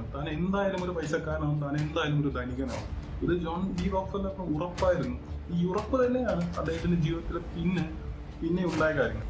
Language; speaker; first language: Malayalam; native; Malayalam